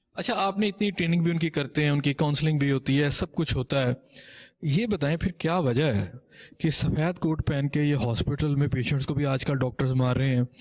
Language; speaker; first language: Urdu; non-native, local second language; Punjabi